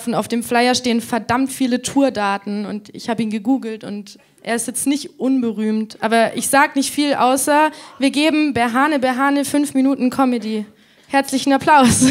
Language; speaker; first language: German; native; German